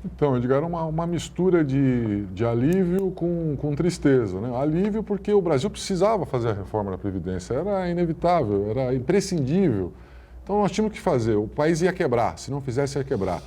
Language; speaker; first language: Portuguese; native; Portuguese